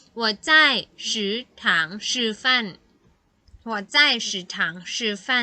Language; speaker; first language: Chinese; non-native, fluent; Thai